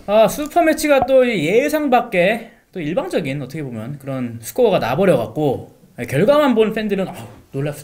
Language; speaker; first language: Korean; native; Korean